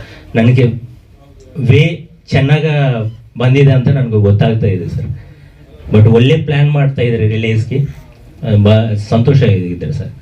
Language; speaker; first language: Kannada; non-native, fluent; Telugu